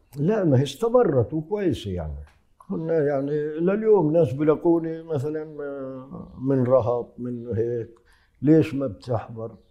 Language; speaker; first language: Arabic; native; Arabic